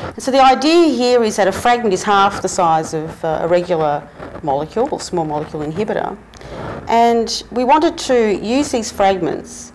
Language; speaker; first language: English; native; English